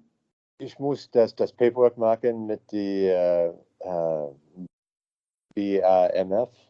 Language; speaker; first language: German; non-native, learner; English